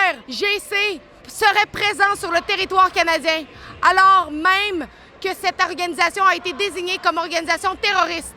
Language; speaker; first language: French; native; French